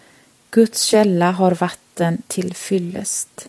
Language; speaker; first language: Swedish; native; Swedish